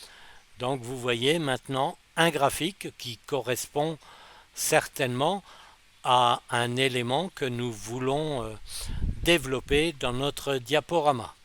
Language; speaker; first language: French; native; French